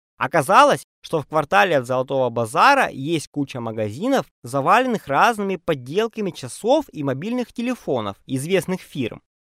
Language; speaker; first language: Russian; native; Russian